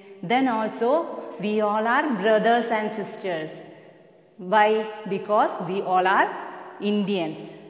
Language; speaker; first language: English; non-native, local second language; Malayalam